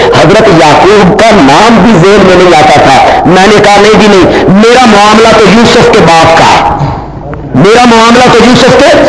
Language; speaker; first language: Urdu; non-native, local second language; Punjabi